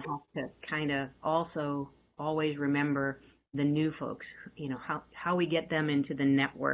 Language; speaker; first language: English; native; English